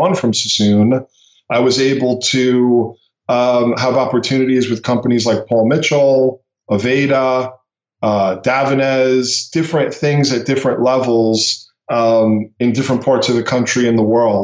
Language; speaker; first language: English; native; English